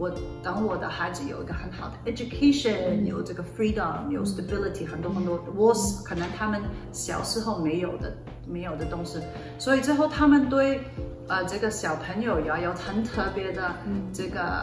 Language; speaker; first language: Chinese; early bilingual, other home language; Cantonese